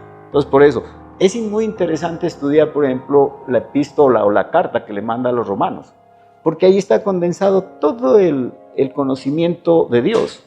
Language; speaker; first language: Spanish; native; Spanish